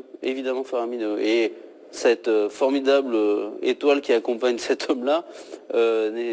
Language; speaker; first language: French; native; French